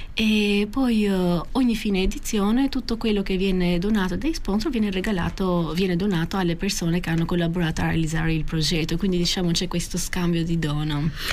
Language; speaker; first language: Italian; non-native, fluent; Albanian